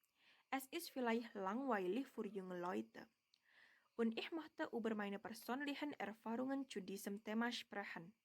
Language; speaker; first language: German; non-native, learner; Indonesian